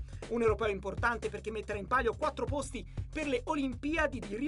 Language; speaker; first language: Italian; native; Italian